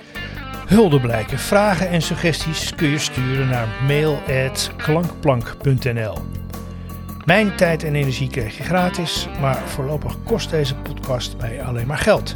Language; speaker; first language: Dutch; native; Dutch